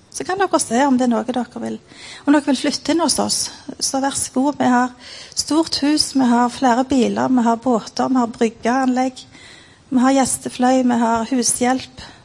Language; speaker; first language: Norwegian; native; Norwegian